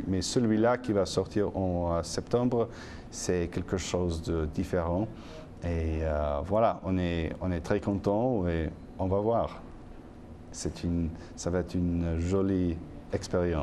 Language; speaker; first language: French; non-native, fluent; English